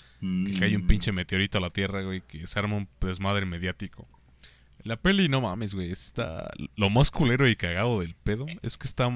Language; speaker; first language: Spanish; native; Spanish